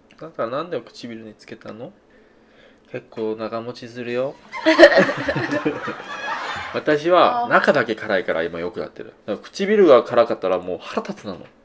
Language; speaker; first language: Japanese; non-native, fluent; Korean